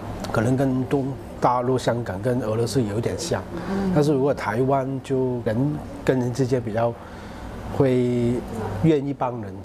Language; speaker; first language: Chinese; non-native, local second language; Cantonese